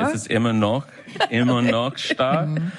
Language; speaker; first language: German; non-native, learner; English